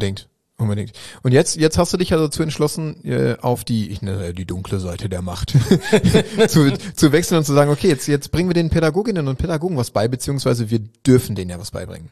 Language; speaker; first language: German; native; German